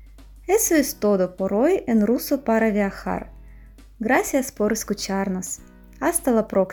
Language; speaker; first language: Spanish; non-native, fluent; Russian